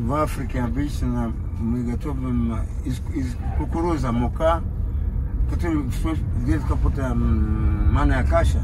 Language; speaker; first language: Russian; non-native, learner; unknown